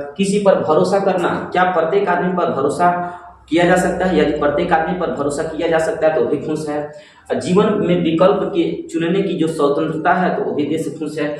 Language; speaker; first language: Hindi; native; Hindi